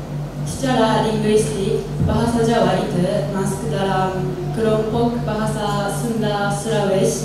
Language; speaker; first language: Indonesian; non-native, learner; Japanese